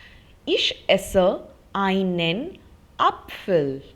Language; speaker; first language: German; non-native, fluent; Hindi